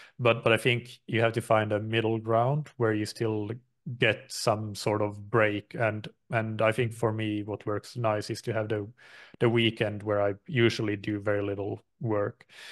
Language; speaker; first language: English; non-native, fluent; Finnish